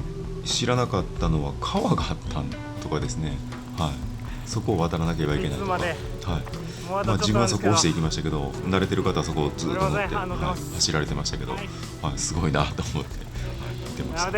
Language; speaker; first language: Japanese; native; Japanese